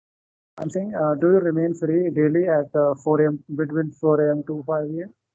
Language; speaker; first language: English; non-native, local second language; Hindi